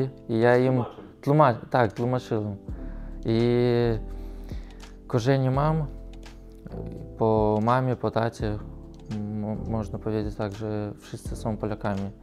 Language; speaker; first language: Polish; non-native, learner; Russian